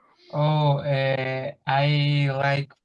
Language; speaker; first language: English; non-native, learner; Spanish